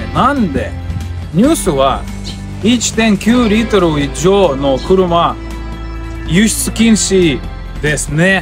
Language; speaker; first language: Japanese; non-native, learner; Russian